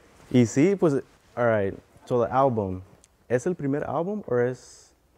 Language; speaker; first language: Spanish; early bilingual, heritage; Spanish